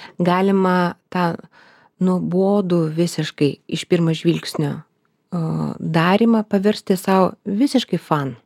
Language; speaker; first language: Lithuanian; non-native, local second language; Russian